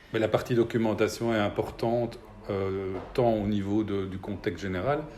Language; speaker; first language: French; native; French